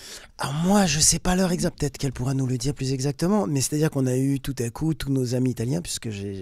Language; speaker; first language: French; native; French